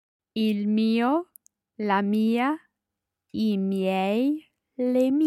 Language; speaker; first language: Italian; non-native, learner; English